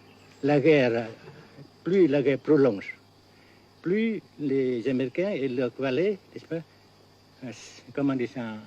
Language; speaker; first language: French; non-native, fluent; Vietnamese